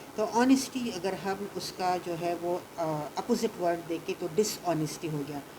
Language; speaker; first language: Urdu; non-native, local second language; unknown